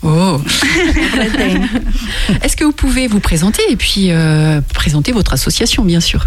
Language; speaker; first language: French; native; French